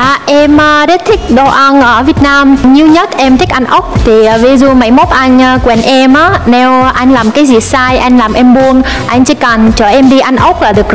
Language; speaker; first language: Vietnamese; non-native, fluent; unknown